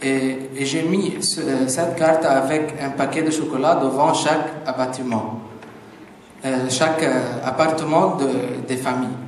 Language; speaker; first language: French; non-native, fluent; Arabic